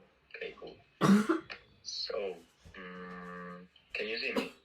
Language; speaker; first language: English; non-native, fluent; Spanish